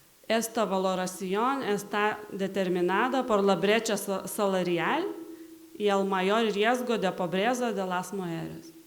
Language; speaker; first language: Spanish; non-native, learner; Lithuanian